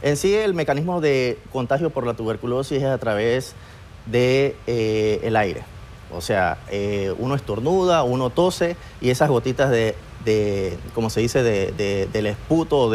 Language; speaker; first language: Spanish; native; Spanish